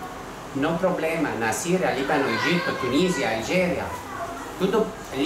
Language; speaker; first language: Portuguese; non-native, learner; Arabic